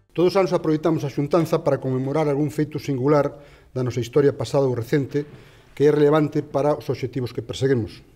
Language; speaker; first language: Galician; native; Galician